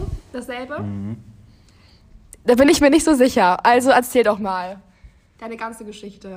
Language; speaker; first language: German; native; German